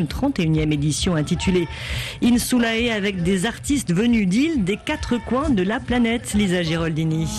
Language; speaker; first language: French; native; French